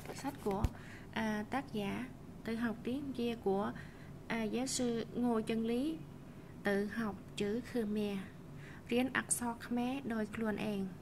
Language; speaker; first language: Vietnamese; native; Vietnamese